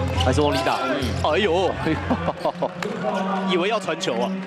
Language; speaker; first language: Chinese; native; Chinese